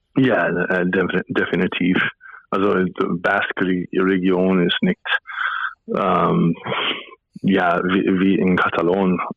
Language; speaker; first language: German; non-native, fluent; English